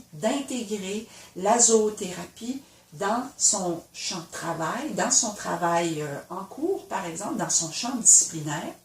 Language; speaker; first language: French; native; French